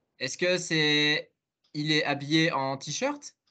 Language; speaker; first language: French; non-native, fluent; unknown